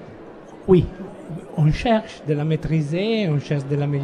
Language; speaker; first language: French; non-native, fluent; Italian